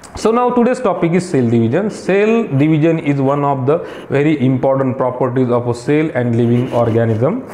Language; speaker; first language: English; non-native, local second language; Marathi